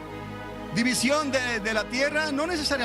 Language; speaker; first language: Spanish; native; Spanish